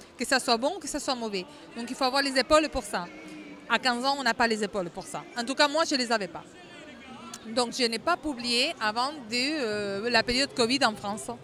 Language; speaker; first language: French; non-native, fluent; Spanish